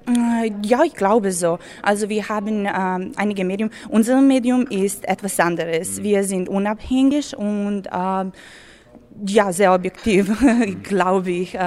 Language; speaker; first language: German; non-native, learner; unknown